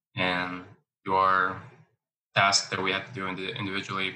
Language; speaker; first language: English; early bilingual, other home language; Spanish